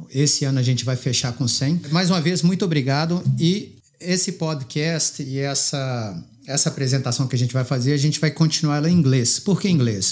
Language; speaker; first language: Portuguese; native; Portuguese